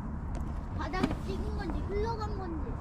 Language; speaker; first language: Korean; native; Korean